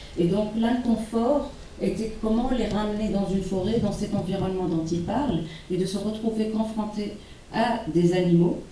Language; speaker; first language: French; non-native, local second language; Arabic